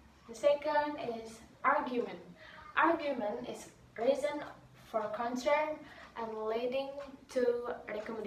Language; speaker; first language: English; non-native, learner; Indonesian